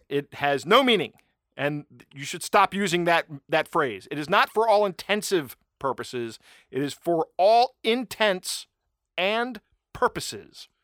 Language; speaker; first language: English; native; English